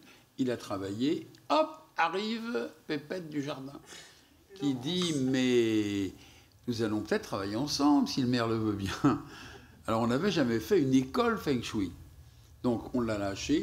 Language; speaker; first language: French; native; French